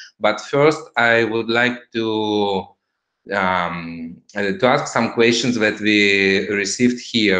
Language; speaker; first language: English; non-native, fluent; Russian